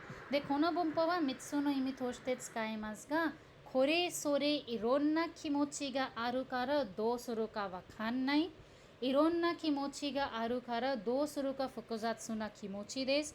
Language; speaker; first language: Japanese; non-native, fluent; Hindi